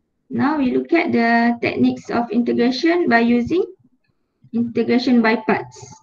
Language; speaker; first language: English; non-native, local second language; Malay